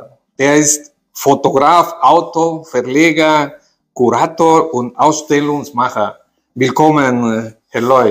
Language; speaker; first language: German; non-native, fluent; Spanish